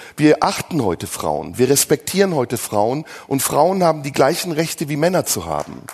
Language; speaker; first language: German; early bilingual, other home language; Turkish